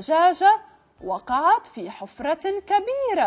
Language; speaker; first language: Arabic; native; Arabic